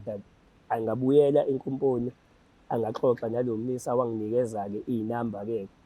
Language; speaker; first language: Zulu; native; Zulu